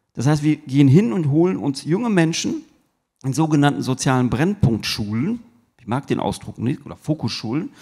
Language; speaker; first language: German; early bilingual, other home language; Turkish